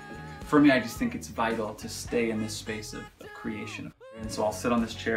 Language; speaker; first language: English; native; English